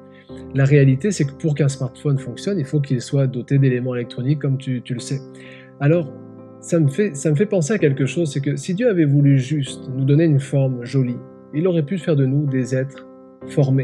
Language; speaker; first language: French; native; French